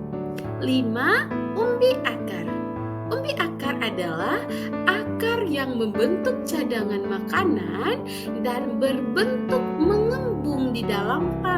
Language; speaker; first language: Indonesian; native; Indonesian